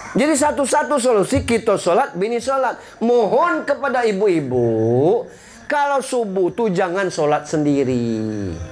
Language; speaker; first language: Malay; native; Malay